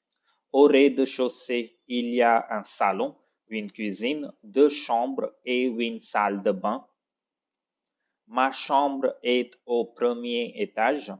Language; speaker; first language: French; non-native, fluent; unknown